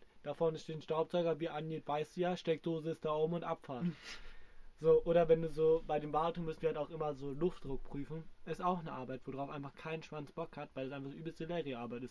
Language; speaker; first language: German; native; German